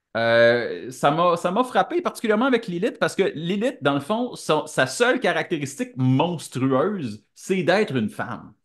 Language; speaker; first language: French; native; French